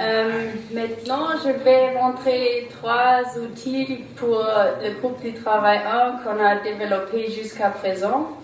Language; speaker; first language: French; non-native, learner; German